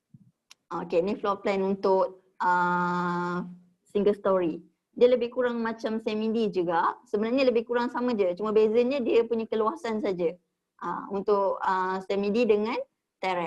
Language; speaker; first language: Malay; native; Malay